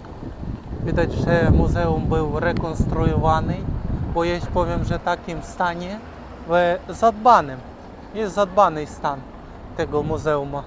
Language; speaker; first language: Polish; non-native, learner; Ukrainian